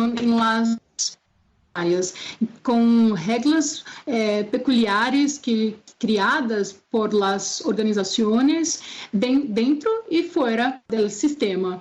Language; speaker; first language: Spanish; non-native, fluent; Portuguese